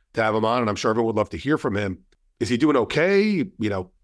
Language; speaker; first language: English; native; English